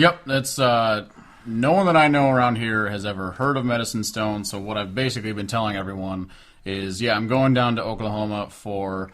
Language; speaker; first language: English; native; English